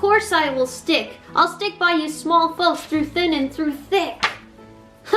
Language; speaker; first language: English; native; English